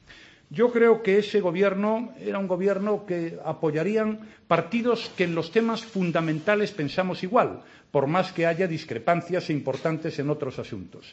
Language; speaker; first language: Spanish; native; Spanish